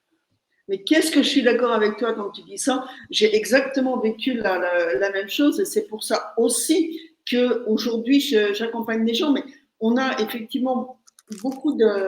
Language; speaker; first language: French; native; French